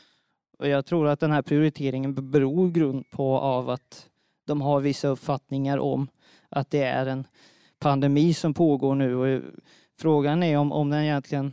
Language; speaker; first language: Swedish; native; Swedish